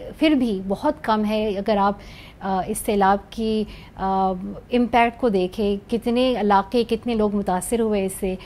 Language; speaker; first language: Urdu; non-native, local second language; Pashto